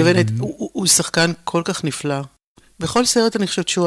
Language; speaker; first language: Hebrew; native; Hebrew